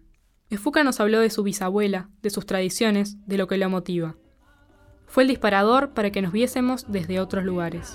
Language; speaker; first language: Spanish; native; Spanish